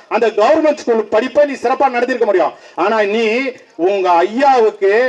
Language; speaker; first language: Tamil; native; Tamil